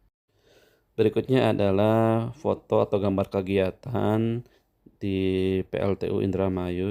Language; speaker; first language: Indonesian; native; Indonesian